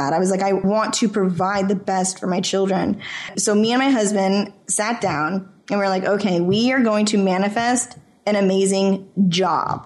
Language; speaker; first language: English; native; English